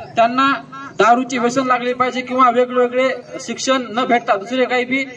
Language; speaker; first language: Marathi; non-native, local second language; Lambadi